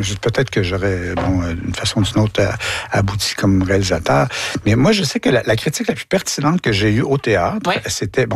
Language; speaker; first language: French; native; French